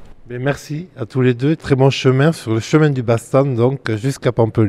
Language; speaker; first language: French; native; French